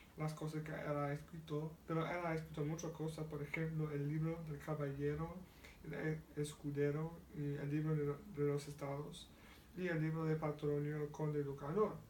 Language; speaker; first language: Spanish; non-native, learner; English